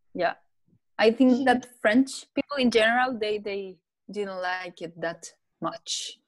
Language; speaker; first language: English; non-native, learner; Spanish